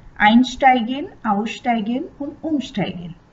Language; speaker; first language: German; non-native, fluent; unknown